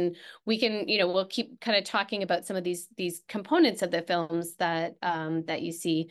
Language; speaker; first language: English; native; English